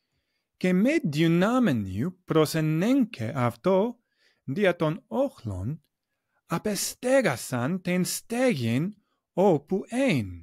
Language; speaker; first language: Greek; non-native, fluent; English